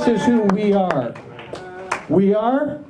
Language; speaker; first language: English; native; English